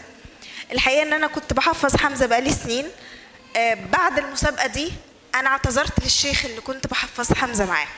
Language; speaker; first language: Arabic; native; Arabic